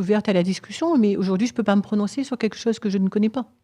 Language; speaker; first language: French; native; French